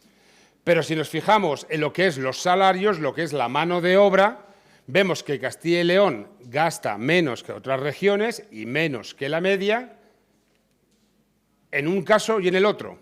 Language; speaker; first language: Spanish; native; Spanish